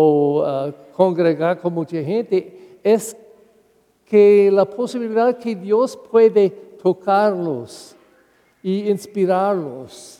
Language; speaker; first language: Spanish; non-native, learner; English